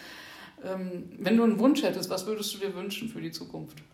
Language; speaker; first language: German; native; German